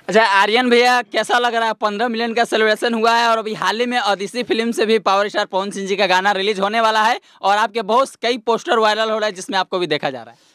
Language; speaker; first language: Hindi; native; Hindi